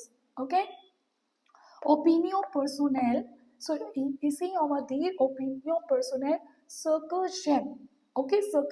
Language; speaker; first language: French; non-native, learner; Hindi